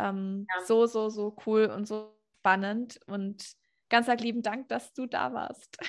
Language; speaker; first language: German; native; German